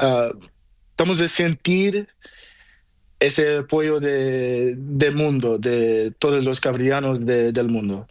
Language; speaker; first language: Spanish; non-native, learner; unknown